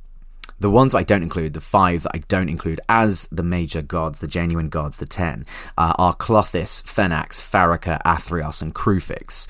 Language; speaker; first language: English; native; English